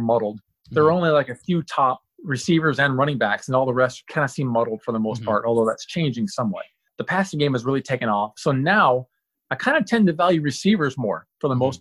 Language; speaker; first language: English; native; English